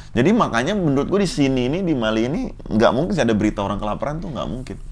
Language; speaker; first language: Indonesian; early bilingual, other home language; Fula